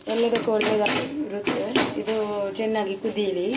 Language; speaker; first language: Kannada; non-native, local second language; Tulu